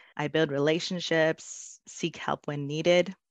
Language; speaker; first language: English; native; English